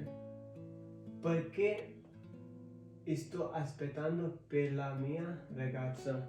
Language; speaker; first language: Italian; non-native, fluent; Hindi